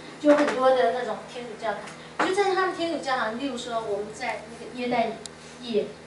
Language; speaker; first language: Chinese; native; Chinese